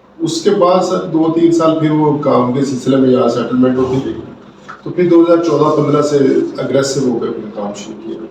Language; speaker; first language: Urdu; non-native, local second language; Punjabi